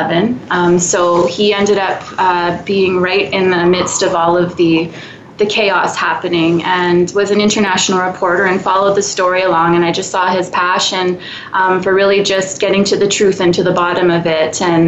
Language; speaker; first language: English; native; English